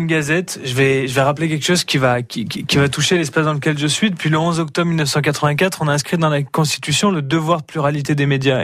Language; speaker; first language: French; native; French